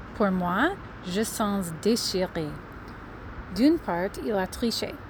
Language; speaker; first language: French; non-native, learner; English